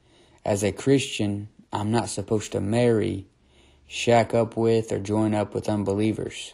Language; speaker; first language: English; native; English